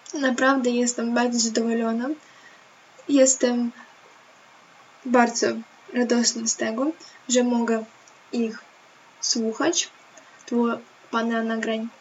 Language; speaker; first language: Polish; non-native, learner; Ukrainian